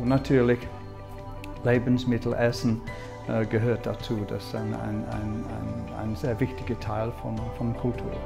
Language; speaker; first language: German; non-native, fluent; English